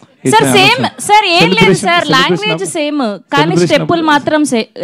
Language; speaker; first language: Telugu; native; Telugu